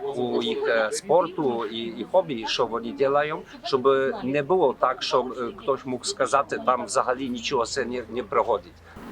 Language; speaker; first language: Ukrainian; non-native, learner; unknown